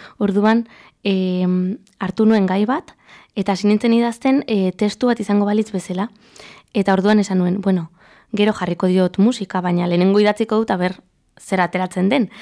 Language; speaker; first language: Basque; non-native, local second language; Spanish